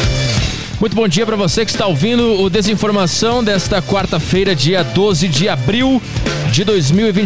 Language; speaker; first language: Portuguese; native; Portuguese